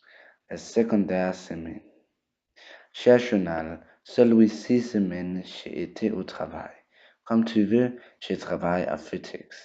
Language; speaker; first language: French; non-native, learner; Danish